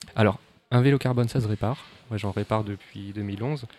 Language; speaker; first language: French; native; French